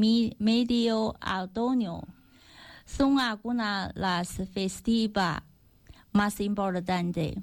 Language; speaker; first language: Spanish; non-native, learner; Chinese